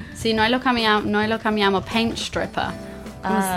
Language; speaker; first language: Italian; non-native, learner; English